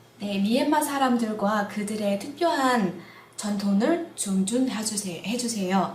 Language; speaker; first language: Korean; non-native, fluent; Burmese